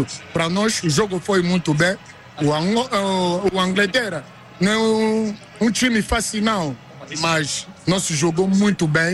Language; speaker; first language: Portuguese; non-native, learner; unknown